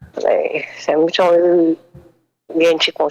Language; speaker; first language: French; non-native, local second language; Morisyen